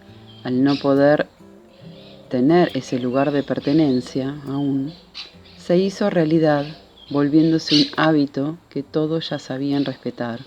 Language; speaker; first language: Spanish; native; Spanish